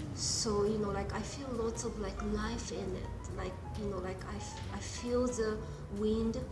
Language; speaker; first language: English; non-native, fluent; Japanese